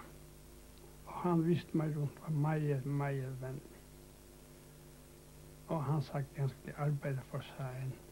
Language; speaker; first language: Danish; non-native, local second language; Faroese